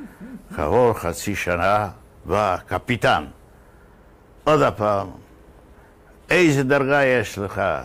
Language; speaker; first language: Hebrew; non-native, fluent; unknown